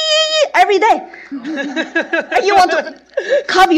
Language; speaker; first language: English; non-native, fluent; Chinese